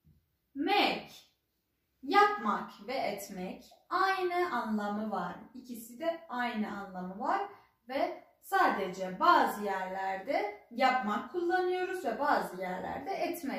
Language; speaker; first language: Turkish; non-native, fluent; Persian